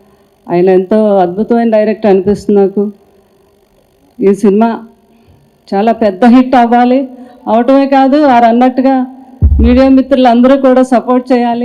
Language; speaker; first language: Telugu; native; Telugu